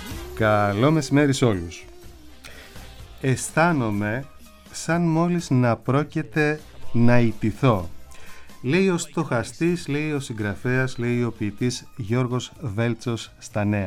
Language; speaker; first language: Greek; native; Greek